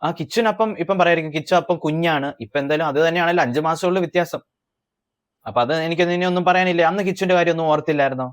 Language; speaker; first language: Malayalam; early bilingual, heritage; Malayalam